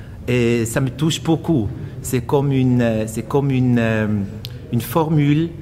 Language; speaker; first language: French; non-native, fluent; German